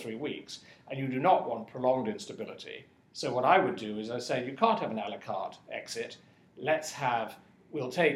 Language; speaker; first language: English; native; English